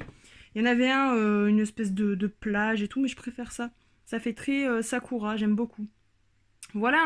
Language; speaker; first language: French; native; French